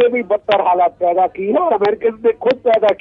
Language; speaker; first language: Hindi; native; Hindi